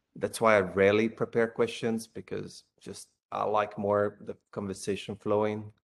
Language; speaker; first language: English; non-native, fluent; Italian